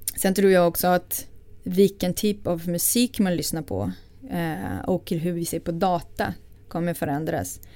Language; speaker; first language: Swedish; non-native, fluent; Portuguese